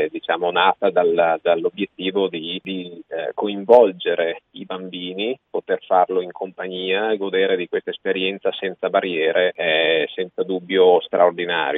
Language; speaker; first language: Italian; native; Italian